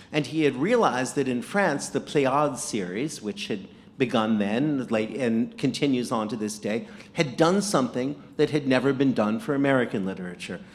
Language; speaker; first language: English; native; English